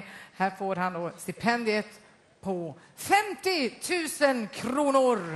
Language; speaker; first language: Swedish; native; Swedish